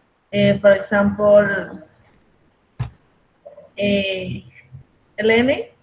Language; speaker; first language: English; non-native, learner; Spanish